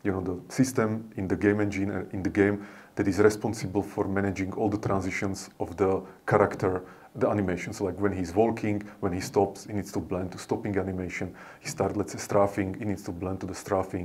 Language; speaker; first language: English; non-native, fluent; Slovak